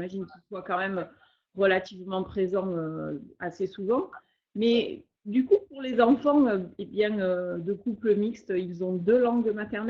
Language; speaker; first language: French; native; French